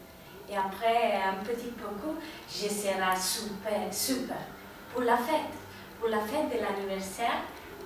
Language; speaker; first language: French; non-native, learner; Spanish